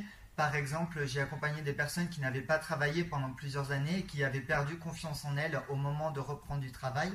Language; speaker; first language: French; native; French